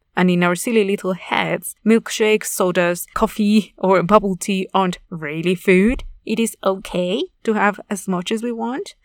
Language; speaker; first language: English; non-native, fluent; Spanish